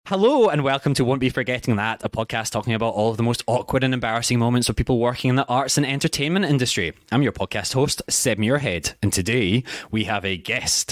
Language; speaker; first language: English; native; English